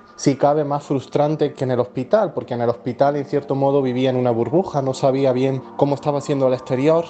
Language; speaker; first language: Spanish; native; Spanish